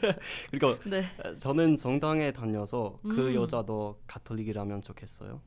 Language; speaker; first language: Korean; non-native, learner; English